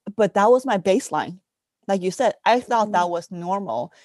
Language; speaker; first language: English; early bilingual, other home language; Chinese